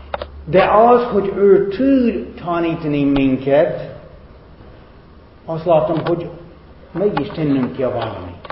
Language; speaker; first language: Hungarian; non-native, fluent; English